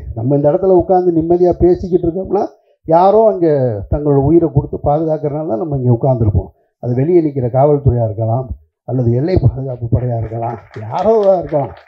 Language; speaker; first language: Tamil; native; Tamil